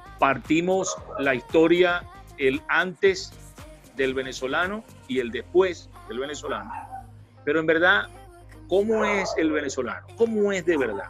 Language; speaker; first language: Spanish; native; Spanish